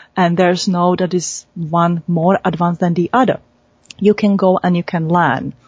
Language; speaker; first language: English; non-native, fluent; Czech